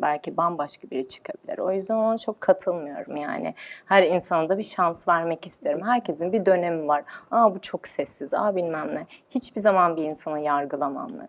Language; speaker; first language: Turkish; early bilingual, heritage; Turkish